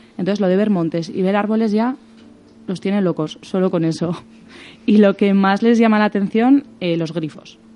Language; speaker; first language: Spanish; native; Spanish